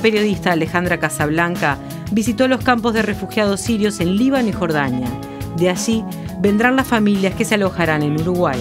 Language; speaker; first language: Spanish; native; Spanish